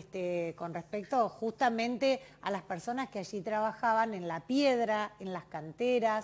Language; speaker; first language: Spanish; native; Spanish